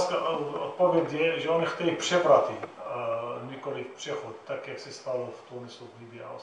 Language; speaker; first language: Czech; non-native, fluent; Arabic